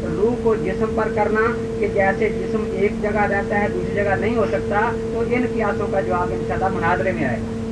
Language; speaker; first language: Urdu; native; Urdu